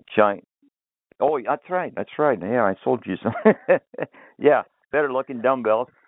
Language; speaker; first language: English; early bilingual, other home language; Finnish